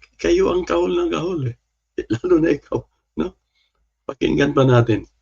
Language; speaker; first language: Filipino; non-native, local second language; Cebuano